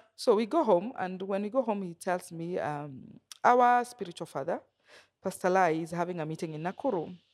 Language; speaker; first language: English; non-native, local second language; Kikuyu